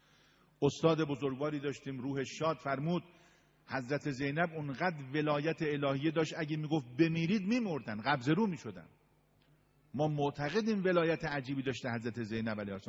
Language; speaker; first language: Persian; native; Persian